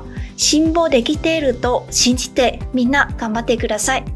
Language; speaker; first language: Japanese; non-native, fluent; Vietnamese